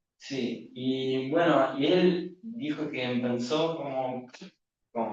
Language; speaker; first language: Spanish; non-native, learner; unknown